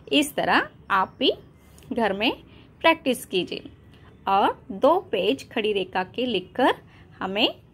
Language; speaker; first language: Hindi; non-native, local second language; Kannada